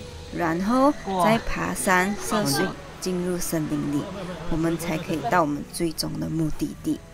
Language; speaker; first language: Chinese; native; Chinese